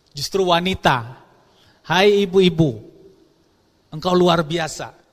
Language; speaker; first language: Indonesian; non-native, local second language; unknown